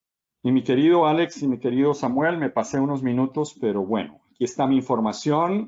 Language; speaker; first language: Spanish; native; Spanish